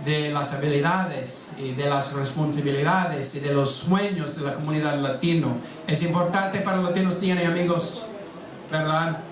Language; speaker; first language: Spanish; non-native, fluent; English